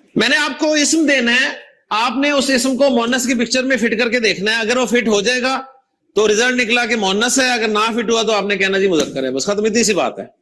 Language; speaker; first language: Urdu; native; Urdu